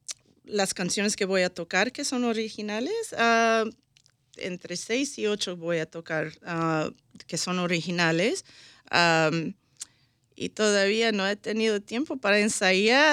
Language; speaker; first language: Spanish; early bilingual, heritage; Spanish